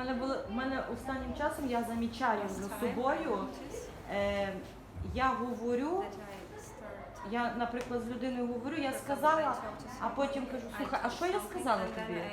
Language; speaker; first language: Ukrainian; native; Ukrainian